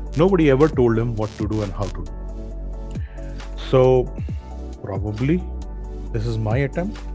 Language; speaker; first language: English; non-native, local second language; Hindi